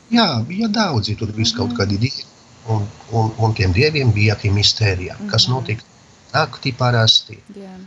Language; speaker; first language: Latvian; non-native, fluent; Polish